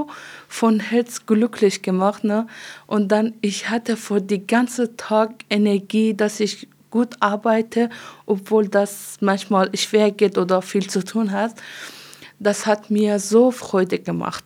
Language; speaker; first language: German; non-native, learner; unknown